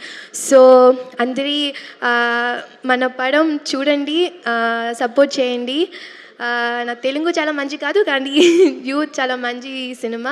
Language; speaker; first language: Telugu; non-native, learner; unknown